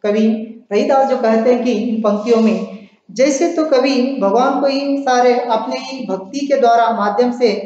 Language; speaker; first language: Hindi; non-native, local second language; Kannada